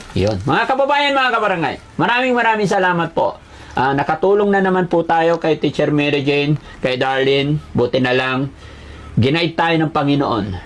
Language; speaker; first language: Filipino; native; Filipino